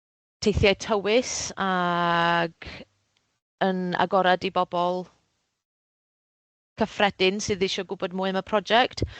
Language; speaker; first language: Welsh; native; Welsh